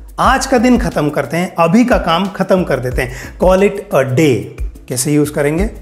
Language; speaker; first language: Hindi; native; Hindi